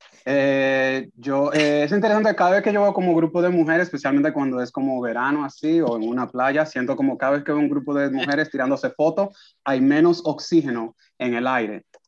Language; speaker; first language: Spanish; native; Spanish